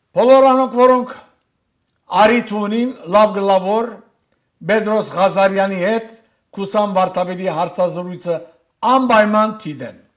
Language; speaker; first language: Armenian; native; Armenian